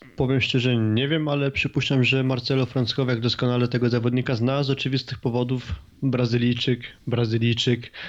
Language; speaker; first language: Polish; native; Polish